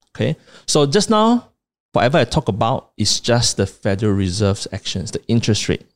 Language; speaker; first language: English; non-native, local second language; Chinese